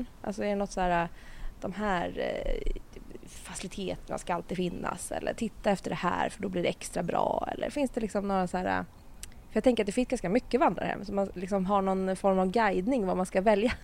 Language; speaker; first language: Swedish; native; Swedish